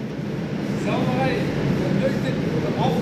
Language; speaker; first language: German; non-native, learner; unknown